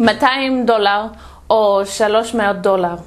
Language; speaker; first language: Hebrew; non-native, fluent; English